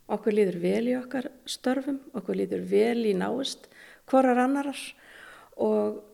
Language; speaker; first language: Icelandic; native; Icelandic